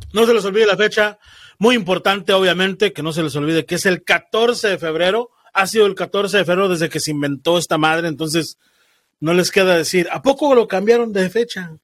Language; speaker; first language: Spanish; native; Spanish